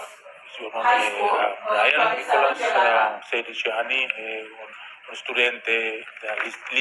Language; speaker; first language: Italian; non-native, learner; Indonesian